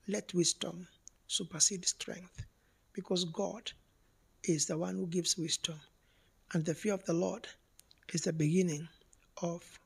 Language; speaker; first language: English; non-native, local second language; Kikuyu